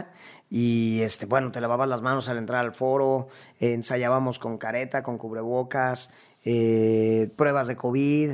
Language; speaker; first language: Spanish; native; Spanish